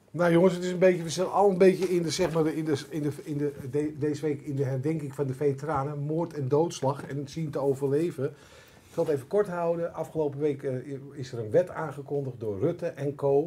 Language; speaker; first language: Dutch; native; Dutch